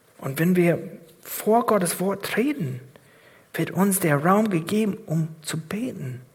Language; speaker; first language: German; non-native, fluent; English